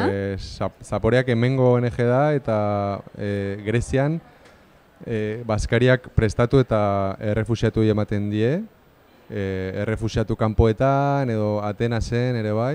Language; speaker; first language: Basque; non-native, local second language; Spanish